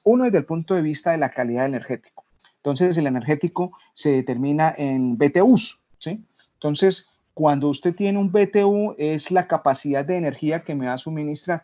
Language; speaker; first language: Spanish; native; Spanish